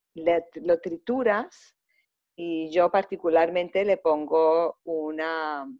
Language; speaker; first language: Spanish; non-native, fluent; Greek